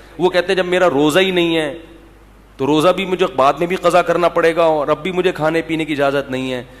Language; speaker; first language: Urdu; native; Urdu